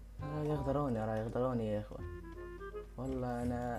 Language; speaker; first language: Arabic; native; Arabic